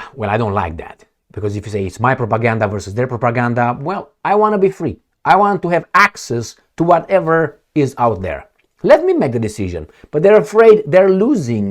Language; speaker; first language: English; non-native, fluent; Romanian